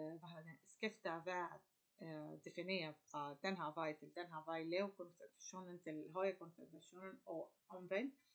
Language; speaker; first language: Danish; non-native, learner; Arabic